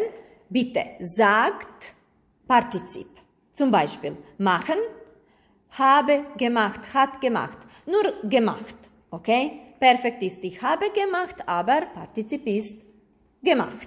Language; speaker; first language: German; non-native, fluent; Croatian